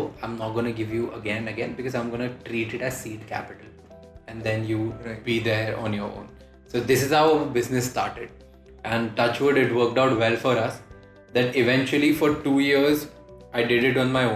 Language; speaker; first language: English; non-native, local second language; Hindi